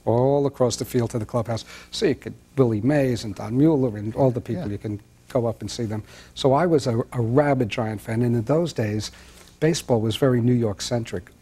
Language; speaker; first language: English; native; English